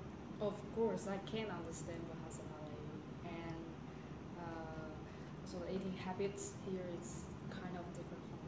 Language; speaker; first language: English; non-native, learner; Chinese